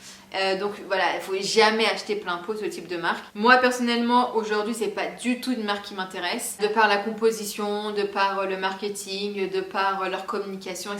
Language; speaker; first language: French; native; French